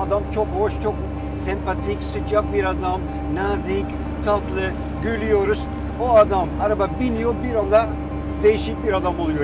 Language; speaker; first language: Turkish; non-native, fluent; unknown